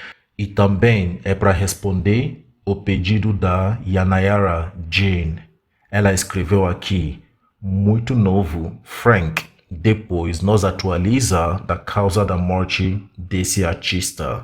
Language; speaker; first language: Portuguese; non-native, fluent; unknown